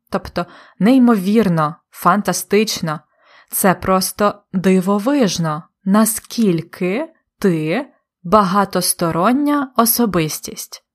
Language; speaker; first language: Ukrainian; native; Ukrainian